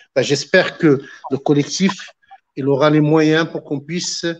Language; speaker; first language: French; non-native, local second language; Arabic